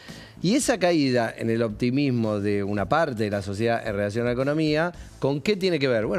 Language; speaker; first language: Spanish; native; Spanish